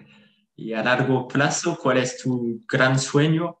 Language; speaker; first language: Spanish; non-native, fluent; French